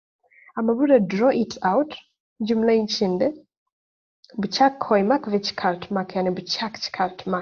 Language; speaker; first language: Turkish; non-native, fluent; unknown